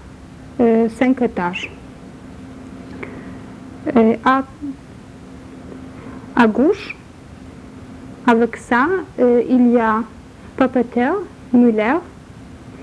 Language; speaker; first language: French; non-native, learner; Polish